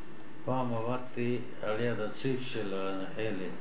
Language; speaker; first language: Hebrew; non-native, fluent; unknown